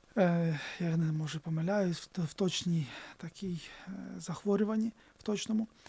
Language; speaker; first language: Ukrainian; native; Ukrainian